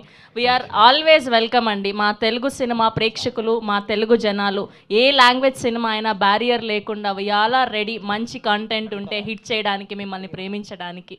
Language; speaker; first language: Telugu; native; Telugu